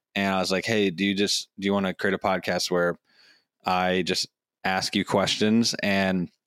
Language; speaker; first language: English; native; English